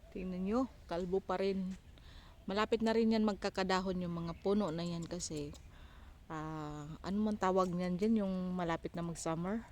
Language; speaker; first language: Filipino; non-native, local second language; Cebuano